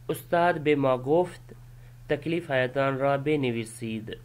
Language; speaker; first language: Persian; non-native, fluent; Urdu